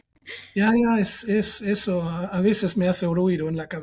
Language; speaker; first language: Spanish; non-native, fluent; German